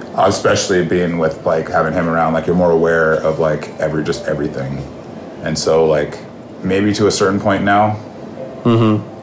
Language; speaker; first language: English; native; English